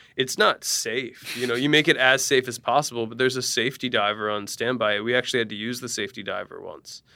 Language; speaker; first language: English; native; English